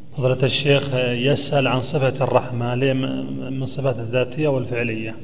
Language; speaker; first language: Arabic; native; Arabic